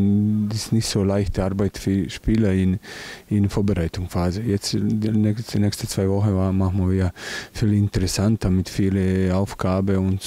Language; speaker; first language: German; non-native, learner; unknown